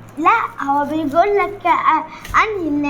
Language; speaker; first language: Arabic; native; Arabic